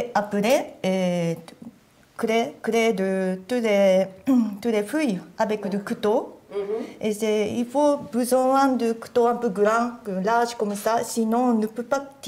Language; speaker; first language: French; non-native, learner; Japanese